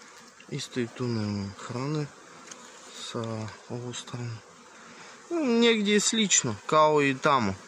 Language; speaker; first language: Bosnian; non-native, learner; Russian